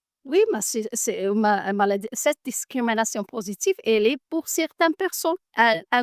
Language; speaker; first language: French; non-native, learner; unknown